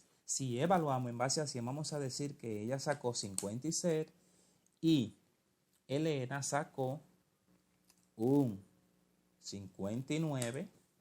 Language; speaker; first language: Spanish; native; Spanish